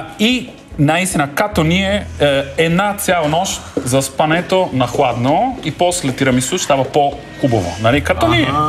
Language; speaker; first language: Bulgarian; non-native, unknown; Italian